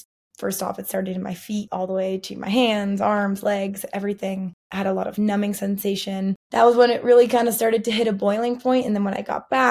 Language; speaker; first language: English; native; English